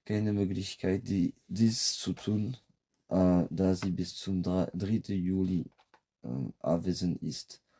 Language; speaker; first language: German; non-native, fluent; French